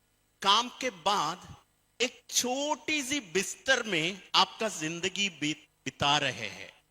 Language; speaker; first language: Hindi; non-native, fluent; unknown